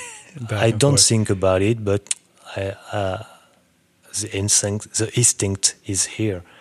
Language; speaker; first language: English; non-native, learner; French